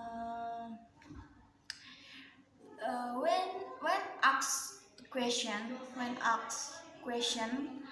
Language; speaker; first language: English; non-native, learner; Indonesian